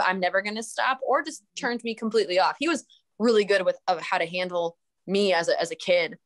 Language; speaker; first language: English; native; English